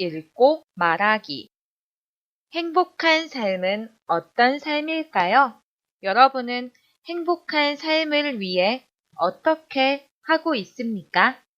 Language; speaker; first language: Korean; non-native, fluent; Chinese